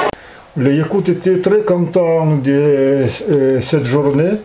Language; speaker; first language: French; non-native, fluent; Russian